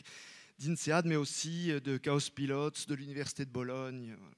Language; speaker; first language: French; native; French